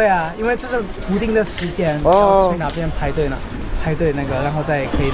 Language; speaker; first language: Chinese; non-native, learner; Bangla